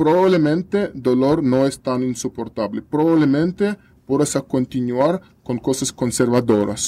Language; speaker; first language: Spanish; non-native, learner; Russian